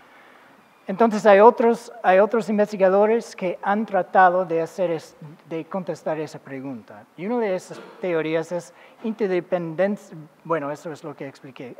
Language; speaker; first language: Spanish; non-native, fluent; English